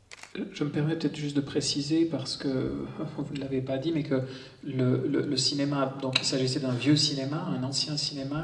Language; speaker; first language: French; native; French